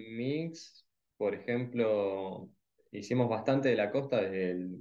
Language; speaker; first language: Spanish; native; Spanish